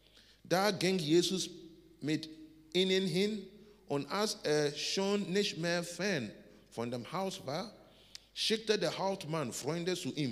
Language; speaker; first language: German; non-native, learner; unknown